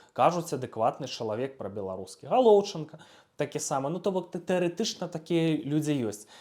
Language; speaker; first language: Belarusian; non-native, local second language; Russian